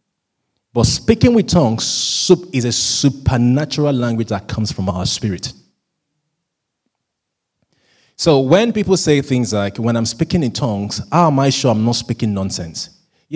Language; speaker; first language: English; non-native, local second language; Yoruba